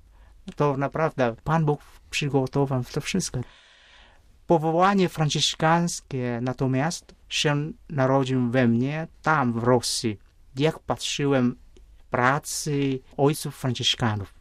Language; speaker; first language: Polish; non-native, fluent; Vietnamese